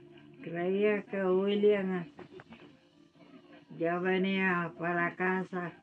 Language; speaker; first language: Spanish; native; Spanish